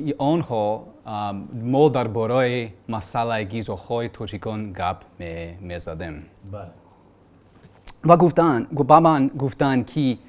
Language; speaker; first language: Persian; non-native, learner; English